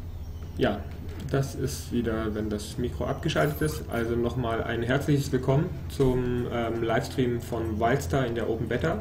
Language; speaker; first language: German; native; German